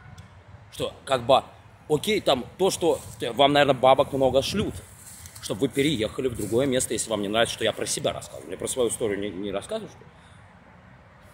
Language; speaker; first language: Russian; native; Russian